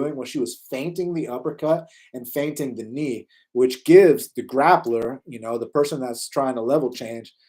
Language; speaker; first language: English; native; English